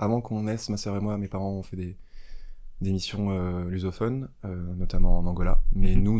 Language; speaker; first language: French; native; French